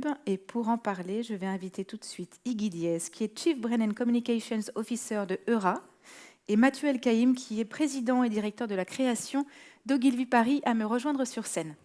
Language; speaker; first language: French; native; French